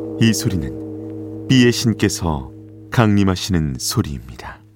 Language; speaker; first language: Korean; native; Korean